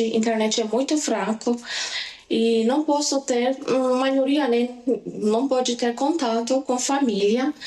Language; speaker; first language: Portuguese; non-native, learner; Persian